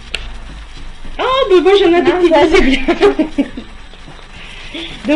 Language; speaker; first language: French; native; French